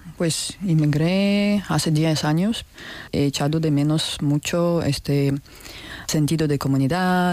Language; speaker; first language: Spanish; non-native, fluent; Russian